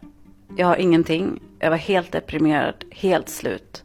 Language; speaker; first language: Swedish; early bilingual, other home language; Arabic